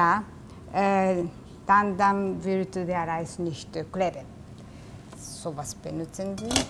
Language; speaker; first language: German; non-native, learner; Japanese